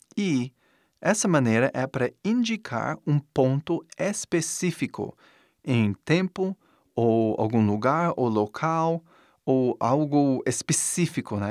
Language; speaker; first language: Portuguese; non-native, fluent; English